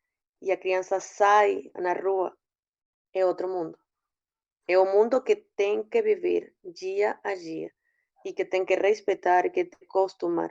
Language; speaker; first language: Portuguese; non-native, fluent; Spanish